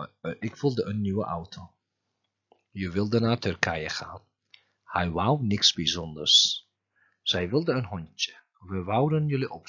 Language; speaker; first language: Dutch; non-native, fluent; Turkish